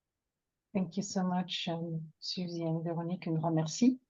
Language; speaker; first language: French; non-native, learner; Dutch